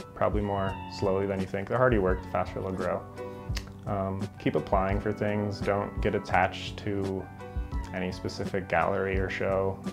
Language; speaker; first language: English; native; English